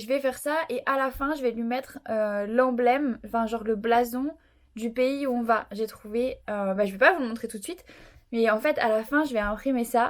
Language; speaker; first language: French; native; French